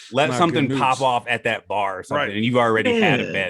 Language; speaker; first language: English; native; English